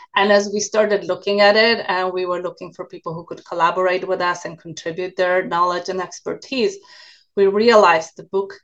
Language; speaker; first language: English; non-native, fluent; Polish